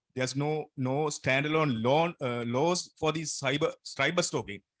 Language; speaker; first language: English; non-native, local second language; Sinhala